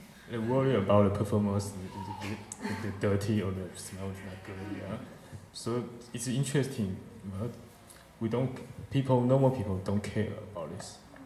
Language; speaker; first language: English; non-native, learner; Chinese